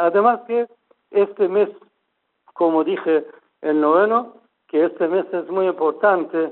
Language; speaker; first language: Spanish; non-native, fluent; Persian